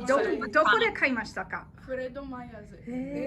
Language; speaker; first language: Japanese; non-native, learner; English